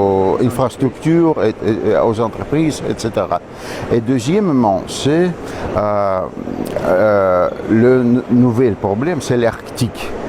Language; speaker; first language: French; non-native, fluent; Russian